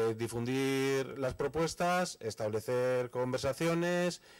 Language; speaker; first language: Spanish; native; Spanish